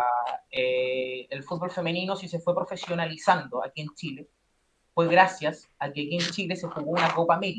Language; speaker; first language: Spanish; native; Spanish